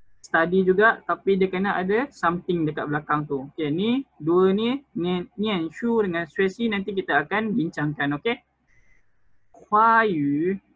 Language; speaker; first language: Malay; native; Malay